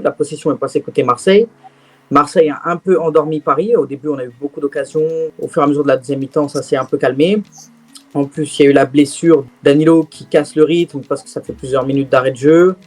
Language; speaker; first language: French; native; French